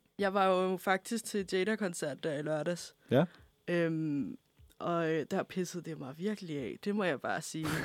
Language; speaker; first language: Danish; native; Danish